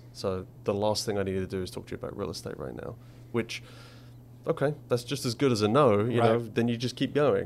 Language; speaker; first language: English; native; English